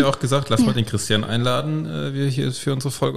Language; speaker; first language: German; native; German